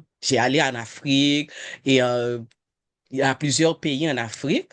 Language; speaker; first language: French; non-native, local second language; Haitian Creole